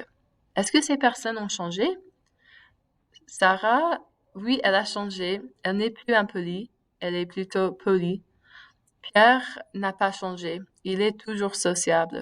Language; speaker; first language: French; non-native, fluent; English